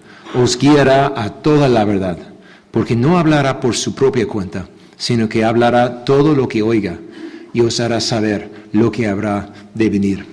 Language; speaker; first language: Spanish; non-native, fluent; English